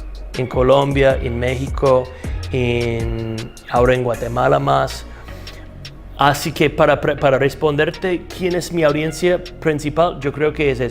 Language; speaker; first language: Spanish; non-native, fluent; English